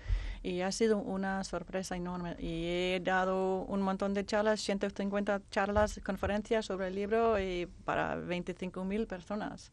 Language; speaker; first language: Spanish; non-native, fluent; Danish